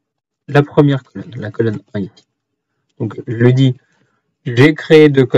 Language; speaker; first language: French; native; French